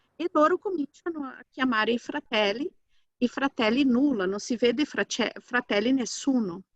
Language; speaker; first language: Italian; non-native, fluent; Portuguese